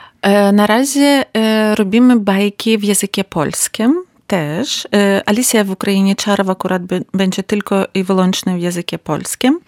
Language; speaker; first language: Polish; non-native, learner; Ukrainian